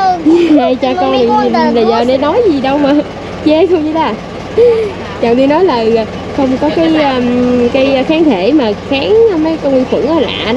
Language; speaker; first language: Vietnamese; native; Vietnamese